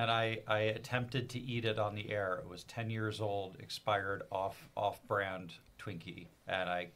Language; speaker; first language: English; native; English